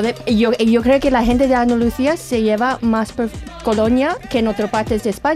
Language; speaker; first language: Spanish; non-native, fluent; English